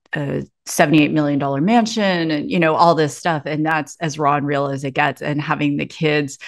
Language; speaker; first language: English; native; English